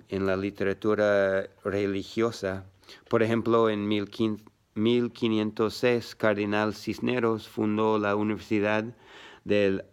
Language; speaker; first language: Spanish; non-native, learner; English